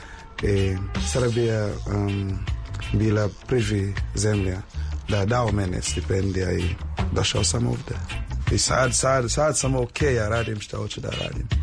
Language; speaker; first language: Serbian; non-native, learner; English